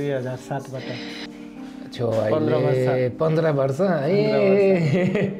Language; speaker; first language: Nepali; native; Nepali